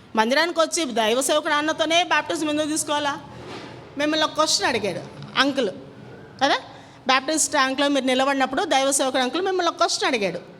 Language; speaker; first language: Telugu; non-native, local second language; Kannada